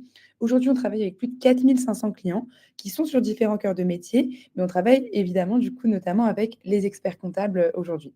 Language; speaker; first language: French; native; French